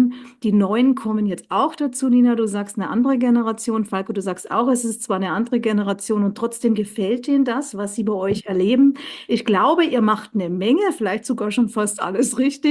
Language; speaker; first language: German; native; German